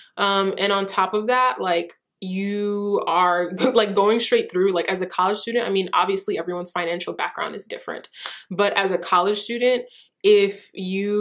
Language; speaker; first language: English; early bilingual, other home language; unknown